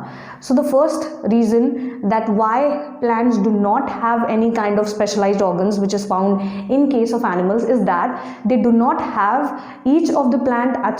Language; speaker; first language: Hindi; native; Hindi